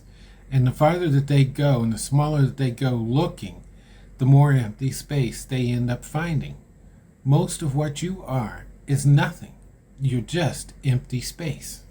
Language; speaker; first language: English; native; English